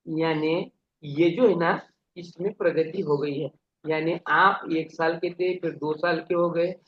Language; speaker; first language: Hindi; non-native, local second language; Marathi